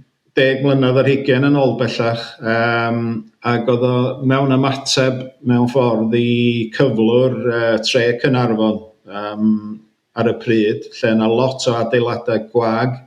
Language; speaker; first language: Welsh; native; Welsh